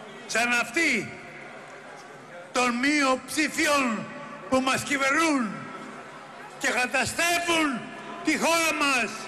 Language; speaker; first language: Greek; native; Greek